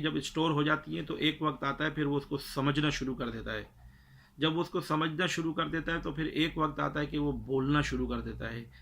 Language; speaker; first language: Urdu; native; Urdu